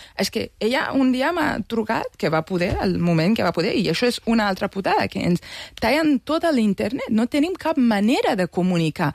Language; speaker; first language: Catalan; non-native, fluent; Persian